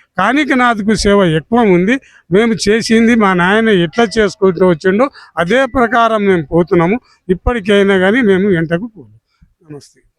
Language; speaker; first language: Telugu; non-native, local second language; Lambadi